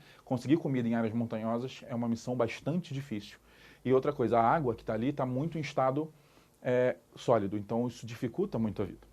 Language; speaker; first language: Portuguese; native; Portuguese